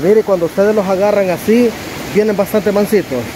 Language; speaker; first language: Spanish; native; Spanish